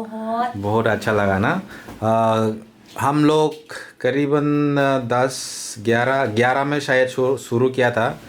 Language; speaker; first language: Hindi; non-native, local second language; Kok Borok